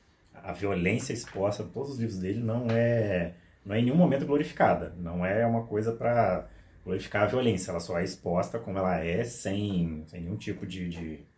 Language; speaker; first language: Portuguese; native; Portuguese